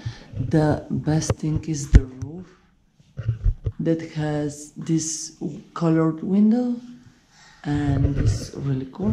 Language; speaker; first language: English; non-native, fluent; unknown